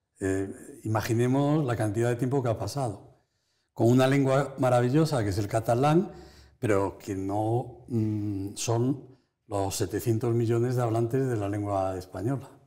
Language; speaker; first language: Spanish; native; Spanish